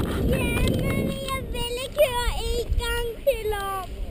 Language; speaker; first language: Danish; early bilingual, heritage; Danish